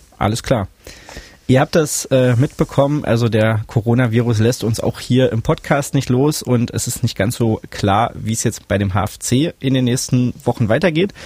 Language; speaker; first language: German; native; German